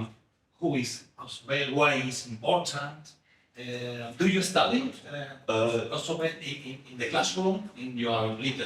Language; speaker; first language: English; non-native, fluent; Spanish